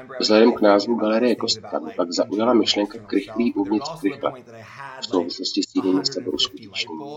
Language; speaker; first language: Czech; non-native, fluent; English